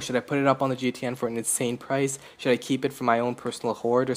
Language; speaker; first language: English; native; English